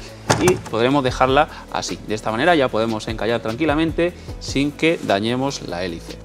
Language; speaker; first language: Spanish; native; Spanish